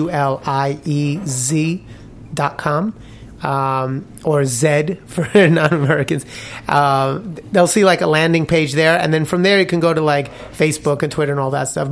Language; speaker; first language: English; native; English